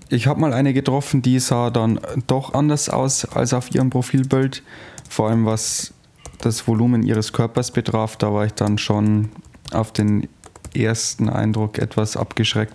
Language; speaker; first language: German; native; German